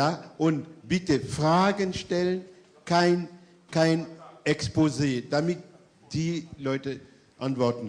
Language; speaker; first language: German; non-native, fluent; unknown